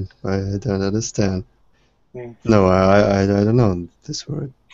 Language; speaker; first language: English; non-native, fluent; Russian